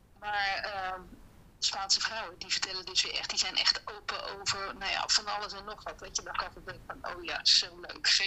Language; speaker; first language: Dutch; native; Dutch